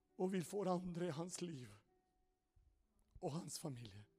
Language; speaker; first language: Norwegian; non-native, fluent; Spanish